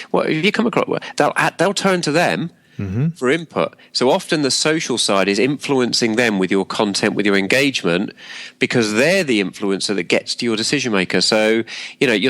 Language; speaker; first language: English; native; English